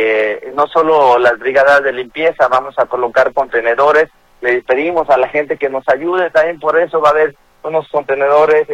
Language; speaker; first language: Spanish; native; Spanish